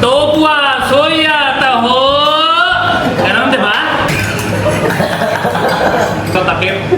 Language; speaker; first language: Filipino; non-native, learner; Punjabi